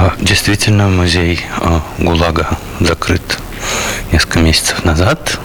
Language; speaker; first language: Russian; native; Russian